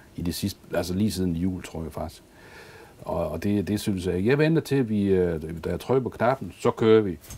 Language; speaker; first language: Danish; native; Danish